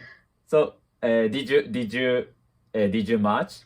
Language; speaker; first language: English; non-native, learner; Japanese